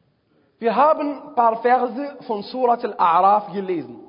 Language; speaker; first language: German; non-native, fluent; Arabic